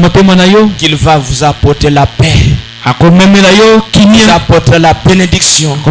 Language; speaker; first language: French; non-native, local second language; Lingala